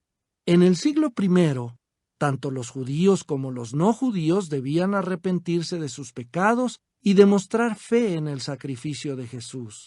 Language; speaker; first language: Spanish; native; Spanish